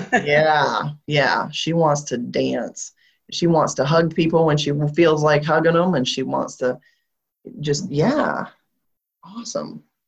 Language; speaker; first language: English; native; English